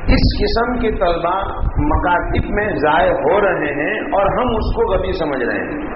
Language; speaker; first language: Urdu; non-native, local second language; Gujarati